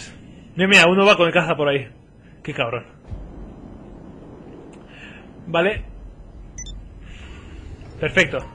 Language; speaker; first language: Spanish; native; Spanish